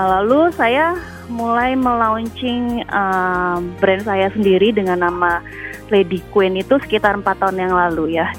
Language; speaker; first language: Indonesian; native; Indonesian